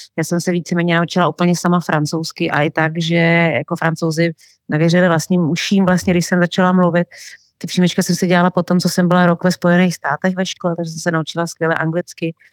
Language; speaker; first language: Czech; native; Czech